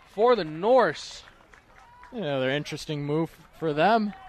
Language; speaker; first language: English; native; English